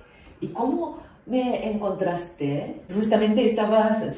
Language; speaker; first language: Spanish; non-native, fluent; Japanese